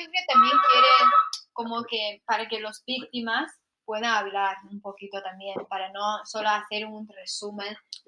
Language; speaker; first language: Spanish; non-native, fluent; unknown